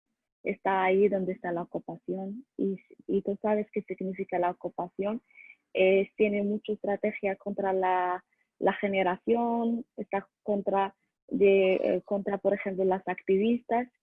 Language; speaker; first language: Spanish; non-native, learner; Arabic